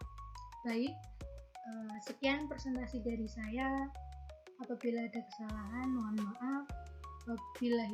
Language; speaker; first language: Indonesian; native; Indonesian